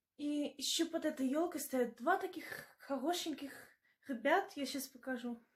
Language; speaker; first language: Russian; non-native, learner; German